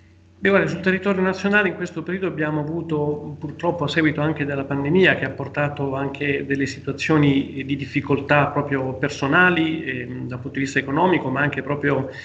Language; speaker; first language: Italian; native; Italian